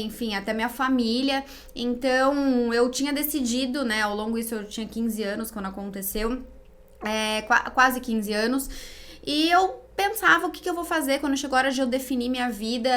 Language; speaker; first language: Portuguese; native; Portuguese